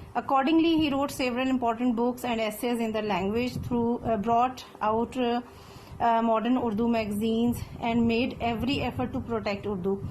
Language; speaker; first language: English; non-native, local second language; Urdu